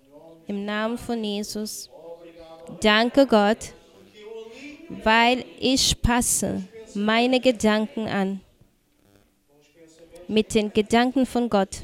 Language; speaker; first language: German; non-native, fluent; Portuguese